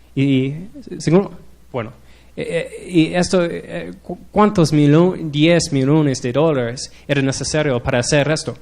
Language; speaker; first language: Spanish; non-native, learner; English